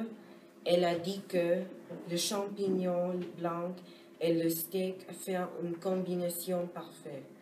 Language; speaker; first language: French; non-native, learner; English